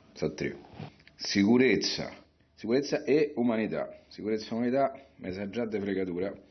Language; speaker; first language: Italian; native; Italian